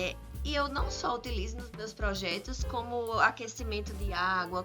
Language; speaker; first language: Portuguese; native; Portuguese